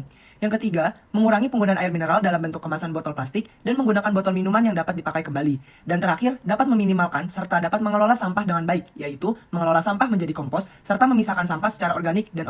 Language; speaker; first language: Indonesian; native; Indonesian